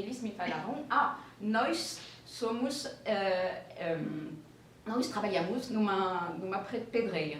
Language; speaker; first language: Portuguese; non-native, fluent; French